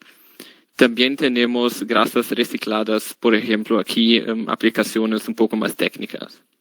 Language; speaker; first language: Spanish; non-native, learner; German